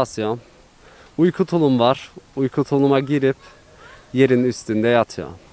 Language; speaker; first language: Turkish; early bilingual, heritage; Turkish